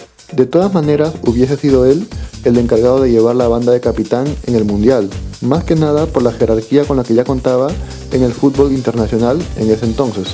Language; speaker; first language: Spanish; native; Spanish